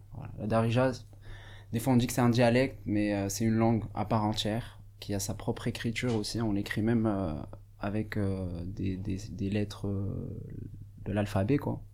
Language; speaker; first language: French; non-native, local second language; Arabic